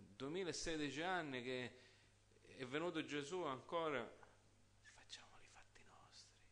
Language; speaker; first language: Italian; native; Italian